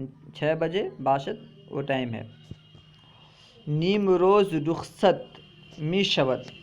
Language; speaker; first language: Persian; non-native, fluent; Urdu